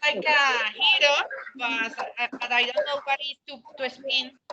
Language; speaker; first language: English; non-native, learner; Spanish